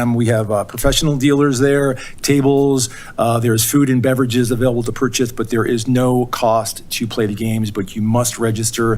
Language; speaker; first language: English; native; English